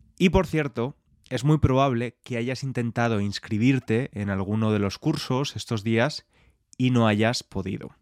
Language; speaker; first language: Spanish; native; Spanish